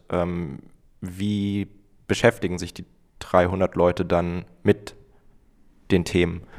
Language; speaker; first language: German; native; German